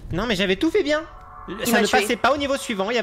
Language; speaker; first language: French; native; French